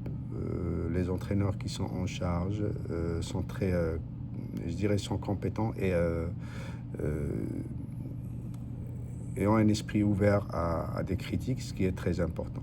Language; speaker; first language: French; non-native, local second language; Arabic